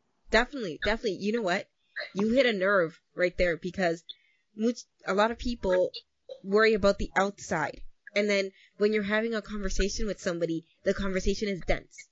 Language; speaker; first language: English; early bilingual, other home language; Spanish